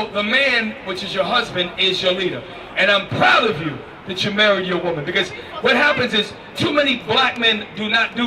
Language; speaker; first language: English; native; English